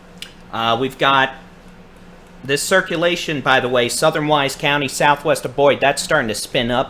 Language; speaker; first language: English; native; English